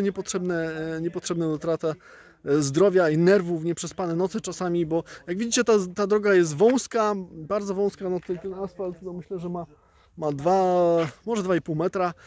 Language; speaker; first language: Polish; native; Polish